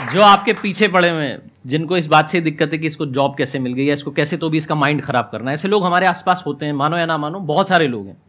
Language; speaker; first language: Hindi; native; Hindi